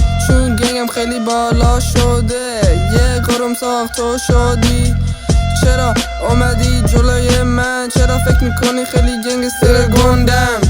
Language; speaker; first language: Persian; early bilingual, heritage; Persian